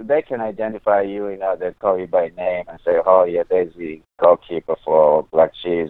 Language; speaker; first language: English; non-native, local second language; North Ndebele